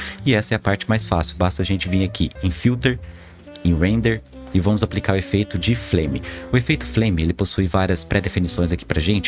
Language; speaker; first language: Portuguese; native; Portuguese